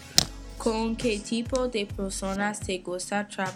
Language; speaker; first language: Spanish; non-native, learner; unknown